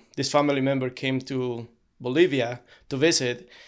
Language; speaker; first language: English; non-native, fluent; Spanish